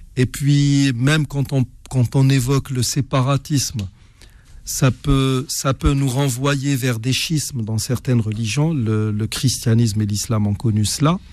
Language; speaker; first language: French; non-native, local second language; Arabic